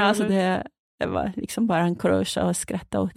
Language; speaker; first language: Swedish; non-native, fluent; Persian